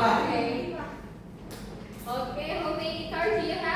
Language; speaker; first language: English; non-native, learner; Indonesian